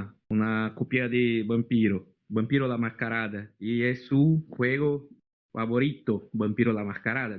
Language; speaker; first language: Spanish; non-native, fluent; Portuguese